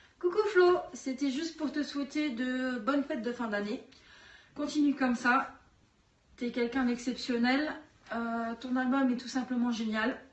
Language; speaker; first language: French; native; French